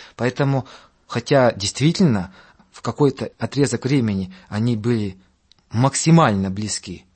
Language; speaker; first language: Russian; non-native, fluent; Latvian